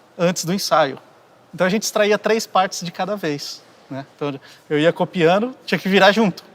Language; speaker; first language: Portuguese; native; Portuguese